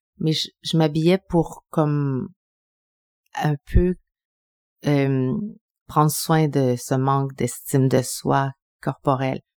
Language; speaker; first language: French; early bilingual, other home language; Spanish